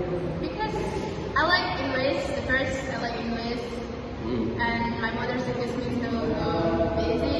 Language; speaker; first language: English; non-native, learner; Indonesian